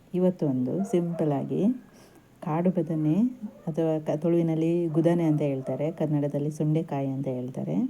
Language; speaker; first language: Kannada; non-native, local second language; Tulu